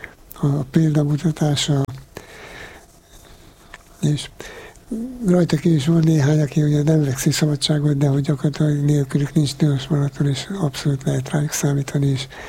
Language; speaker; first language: Hungarian; native; Hungarian